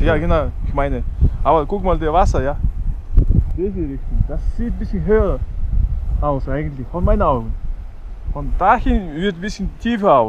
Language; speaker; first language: German; non-native, fluent; Mongolian